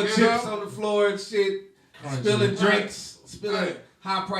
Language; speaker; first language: English; native; English